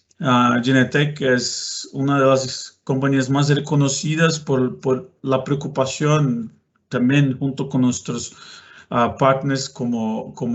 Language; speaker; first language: Spanish; non-native, fluent; Portuguese